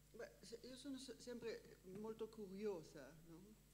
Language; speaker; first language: Italian; non-native, fluent; French